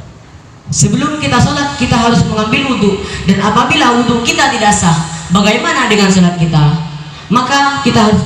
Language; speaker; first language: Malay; non-native, local second language; Madurese